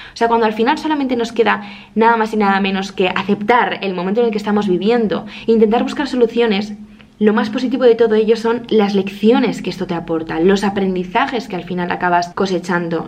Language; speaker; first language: Spanish; native; Spanish